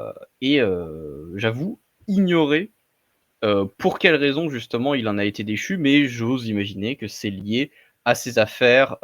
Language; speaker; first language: French; native; French